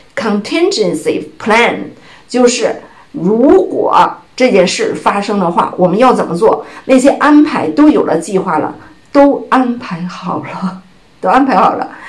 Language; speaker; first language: Chinese; native; Chinese